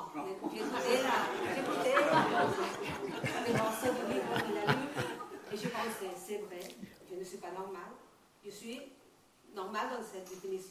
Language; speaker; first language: French; non-native, learner; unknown